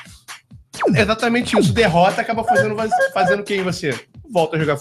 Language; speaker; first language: Portuguese; native; Portuguese